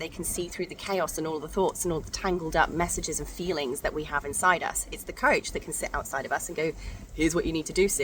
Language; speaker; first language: English; native; English